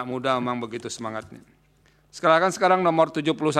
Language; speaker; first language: Indonesian; native; Indonesian